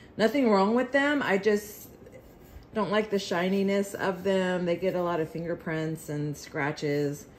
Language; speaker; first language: English; native; English